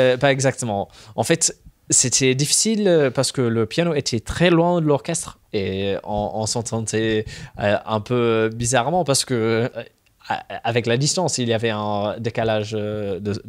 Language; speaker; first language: French; non-native, fluent; English